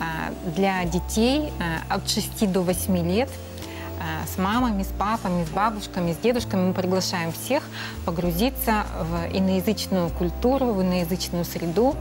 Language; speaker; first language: Russian; native; Russian